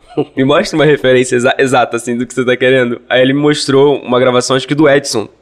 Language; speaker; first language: Portuguese; native; Portuguese